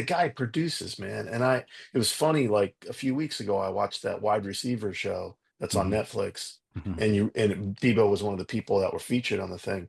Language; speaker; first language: English; native; English